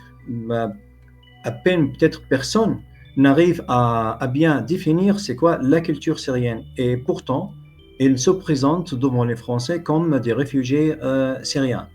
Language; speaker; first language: French; non-native, fluent; Arabic